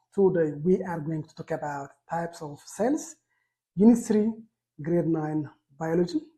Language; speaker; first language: English; non-native, local second language; Amharic